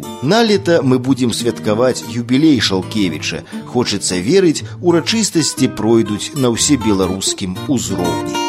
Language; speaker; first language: Belarusian; native; Belarusian